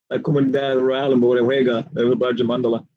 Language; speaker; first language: Spanish; non-native, fluent; English